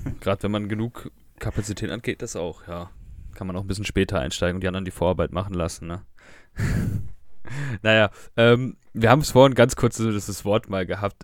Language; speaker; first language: German; native; German